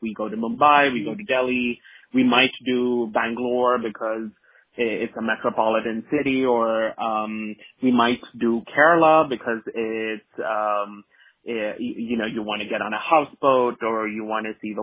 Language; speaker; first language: English; non-native, local second language; Malayalam